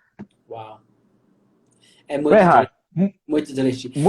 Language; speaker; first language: Portuguese; non-native, fluent; German